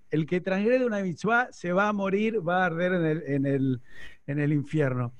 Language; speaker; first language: Spanish; native; Spanish